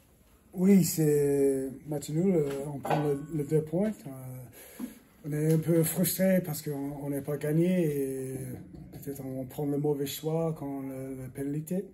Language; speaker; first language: French; non-native, learner; English